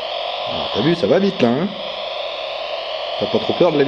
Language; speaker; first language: French; native; French